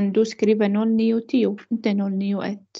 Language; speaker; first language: Swedish; non-native, learner; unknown